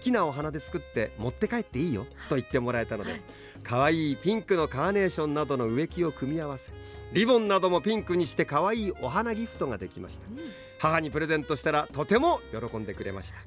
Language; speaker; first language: Japanese; native; Japanese